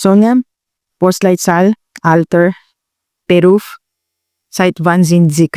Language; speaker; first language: German; non-native, learner; Filipino